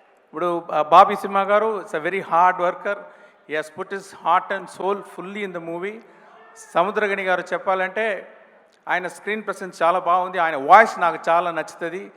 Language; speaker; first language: Telugu; non-native, local second language; Tamil